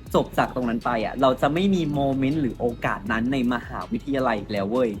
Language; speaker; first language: Thai; non-native, local second language; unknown